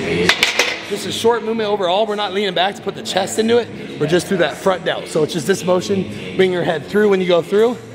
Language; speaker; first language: English; native; English